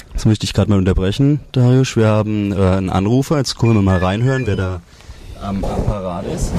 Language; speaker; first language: German; native; German